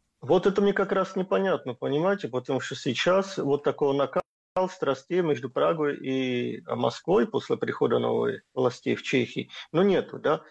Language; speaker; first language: Russian; non-native, fluent; Czech